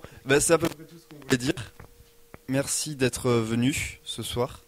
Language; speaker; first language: French; native; French